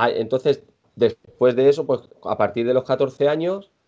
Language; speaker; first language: Spanish; native; Spanish